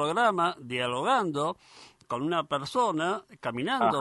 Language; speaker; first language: Spanish; native; Spanish